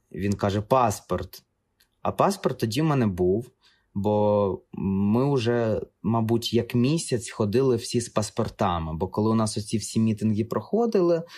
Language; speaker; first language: Ukrainian; non-native, local second language; Russian